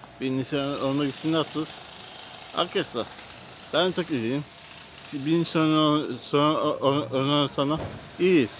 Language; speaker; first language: Turkish; non-native, learner; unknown